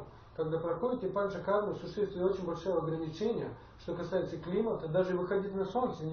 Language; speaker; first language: Russian; non-native, fluent; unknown